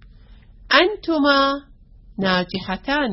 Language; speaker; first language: Arabic; non-native, learner; Persian